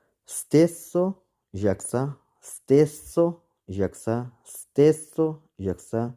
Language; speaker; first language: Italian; non-native, fluent; Urdu